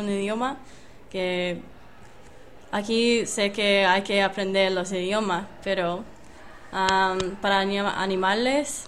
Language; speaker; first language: Spanish; non-native, fluent; English